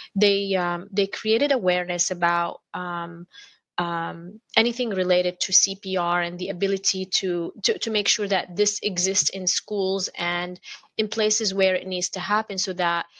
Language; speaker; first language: English; non-native, fluent; Arabic